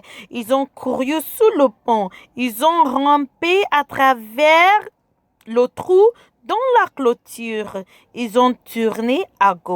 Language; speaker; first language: French; non-native, fluent; English